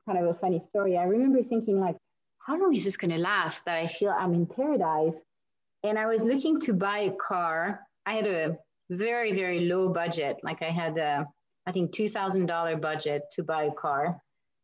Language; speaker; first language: English; non-native, fluent; French